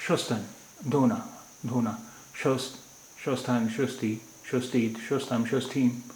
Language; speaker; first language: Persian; non-native, fluent; Urdu